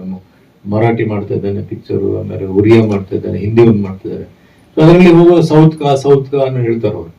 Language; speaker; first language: Kannada; non-native, fluent; Tulu